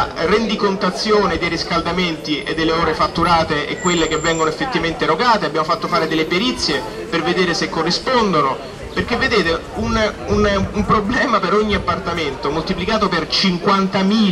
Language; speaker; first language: Italian; native; Italian